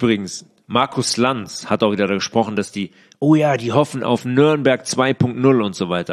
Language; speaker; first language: German; native; German